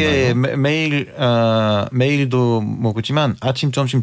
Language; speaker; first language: Korean; non-native, fluent; Bulgarian